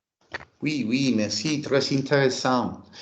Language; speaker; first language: French; non-native, learner; Italian